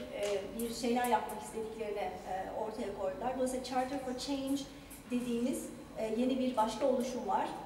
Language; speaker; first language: Turkish; native; Turkish